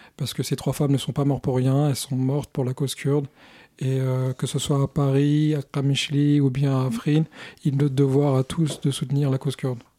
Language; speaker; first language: French; early bilingual, other home language; Kurdish